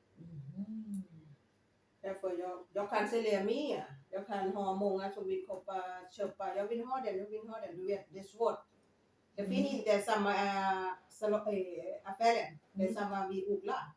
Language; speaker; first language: Swedish; non-native, learner; Thai